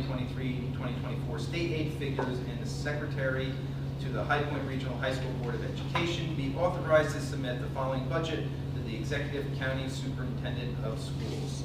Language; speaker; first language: English; native; English